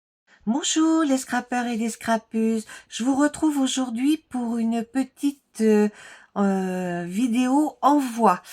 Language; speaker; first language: French; native; French